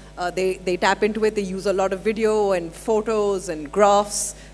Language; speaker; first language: English; non-native, local second language; Urdu